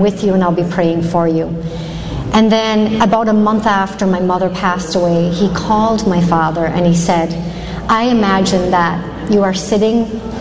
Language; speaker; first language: English; native; English